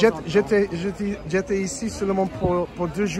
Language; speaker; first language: French; non-native, learner; English